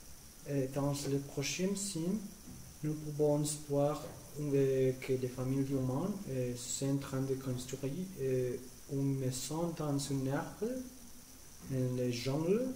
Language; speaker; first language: French; non-native, learner; Spanish